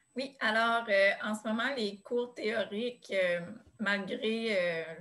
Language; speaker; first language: French; native; French